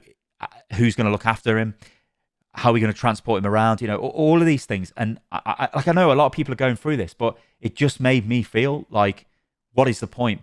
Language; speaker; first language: English; native; English